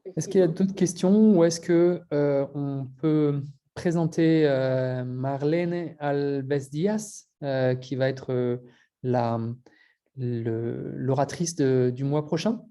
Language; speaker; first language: French; native; French